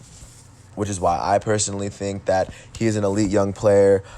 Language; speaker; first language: English; native; English